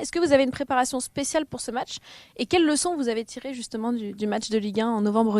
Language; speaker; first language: French; native; French